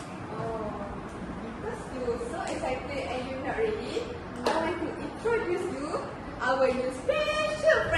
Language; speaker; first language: English; non-native, learner; Malay